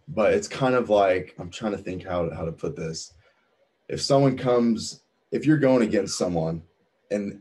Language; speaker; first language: English; native; English